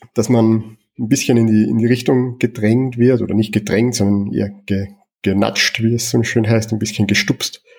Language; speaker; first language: German; native; German